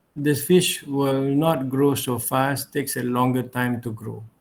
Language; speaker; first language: English; non-native, local second language; Malay